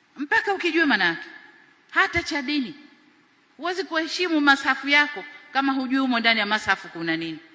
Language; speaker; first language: Swahili; native; Swahili